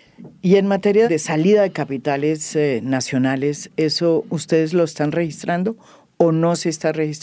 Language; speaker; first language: Spanish; native; Spanish